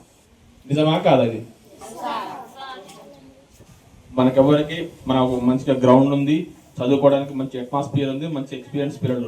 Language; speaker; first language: Telugu; native; Telugu